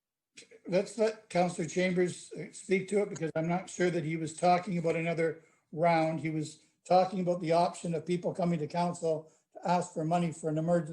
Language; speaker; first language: English; native; English